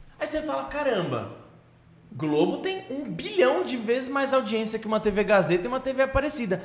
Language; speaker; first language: Portuguese; native; Portuguese